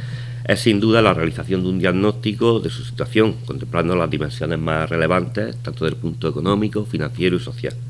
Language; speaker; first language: Spanish; native; Spanish